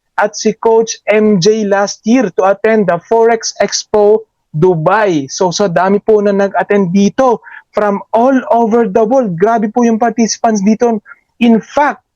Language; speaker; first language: Filipino; native; Filipino